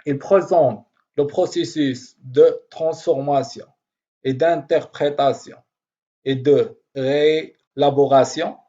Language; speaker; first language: French; non-native, local second language; Arabic